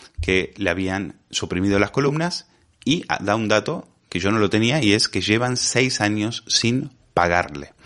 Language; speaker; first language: Spanish; native; Spanish